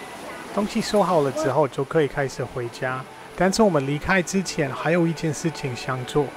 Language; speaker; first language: Chinese; non-native, fluent; English